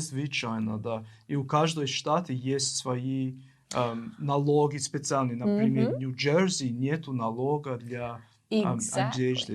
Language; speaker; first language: Russian; non-native, learner; English